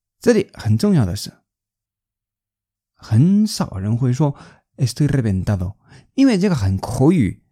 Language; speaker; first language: Chinese; non-native, fluent; Spanish